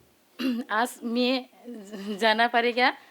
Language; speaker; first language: Hindi; non-native, local second language; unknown